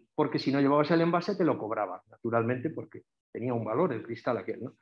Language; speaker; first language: Spanish; native; Spanish